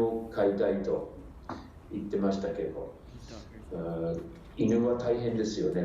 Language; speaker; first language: Japanese; non-native, fluent; English